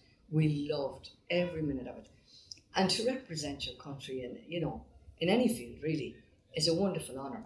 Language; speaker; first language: English; native; English